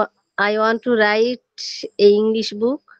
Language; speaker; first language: English; non-native, learner; Bangla